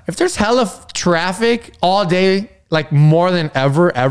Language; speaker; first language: English; early bilingual, other home language; Spanish